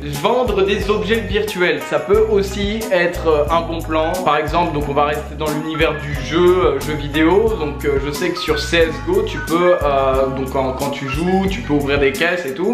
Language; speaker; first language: French; native; French